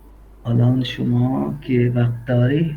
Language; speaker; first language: Persian; non-native, learner; Urdu